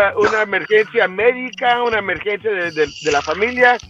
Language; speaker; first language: Spanish; early bilingual, heritage; Spanish